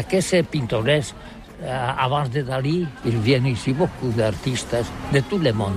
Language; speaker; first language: French; non-native, learner; Catalan